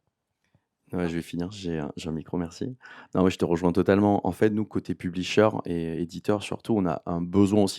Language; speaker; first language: French; native; French